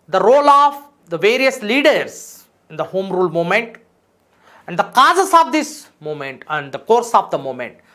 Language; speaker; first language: English; non-native, local second language; Telugu